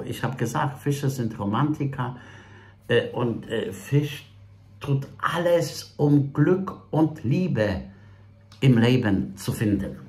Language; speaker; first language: German; non-native, fluent; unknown